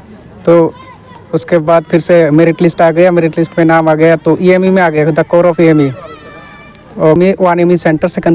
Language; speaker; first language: Hindi; non-native, local second language; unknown